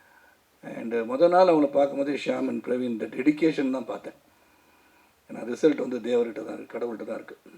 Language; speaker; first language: Tamil; native; Tamil